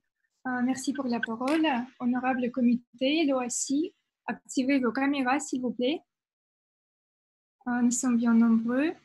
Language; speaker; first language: French; non-native, fluent; Russian